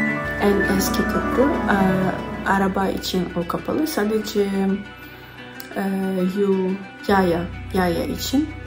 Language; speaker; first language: Turkish; non-native, learner; Ukrainian